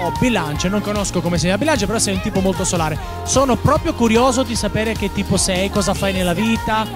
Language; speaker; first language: Italian; native; Italian